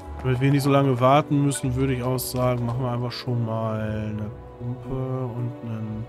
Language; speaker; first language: German; native; German